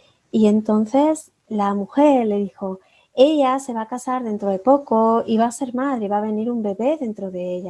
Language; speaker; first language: Spanish; native; Spanish